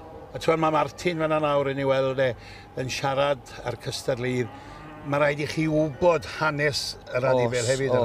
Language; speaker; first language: Welsh; native; Welsh